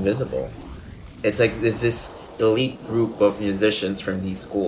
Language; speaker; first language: English; non-native, local second language; Filipino